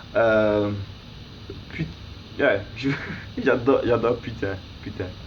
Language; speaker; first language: French; non-native, learner; English